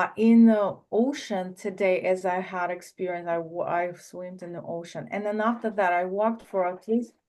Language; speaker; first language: English; non-native, learner; Russian